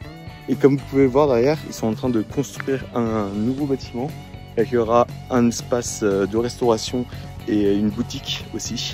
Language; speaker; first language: French; native; French